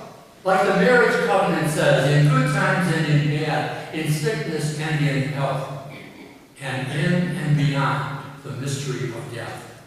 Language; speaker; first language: English; native; English